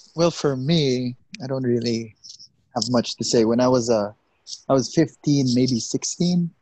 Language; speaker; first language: English; non-native, local second language; Hiligaynon